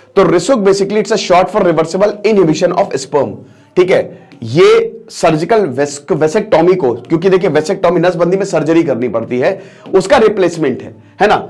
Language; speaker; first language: Hindi; native; Hindi